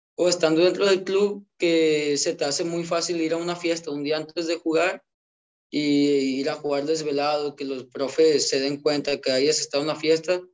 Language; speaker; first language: Spanish; native; Spanish